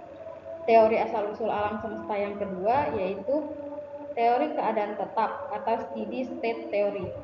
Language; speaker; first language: Indonesian; native; Indonesian